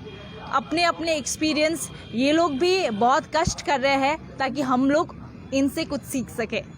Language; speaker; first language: Hindi; native; Hindi